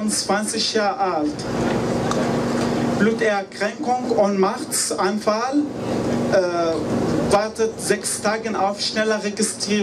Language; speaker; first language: German; non-native, learner; Arabic